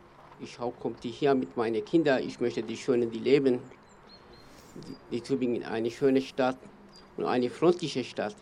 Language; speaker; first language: German; non-native, learner; Kurdish